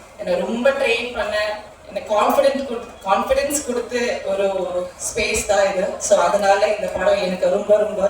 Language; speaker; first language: Tamil; non-native, local second language; Malayalam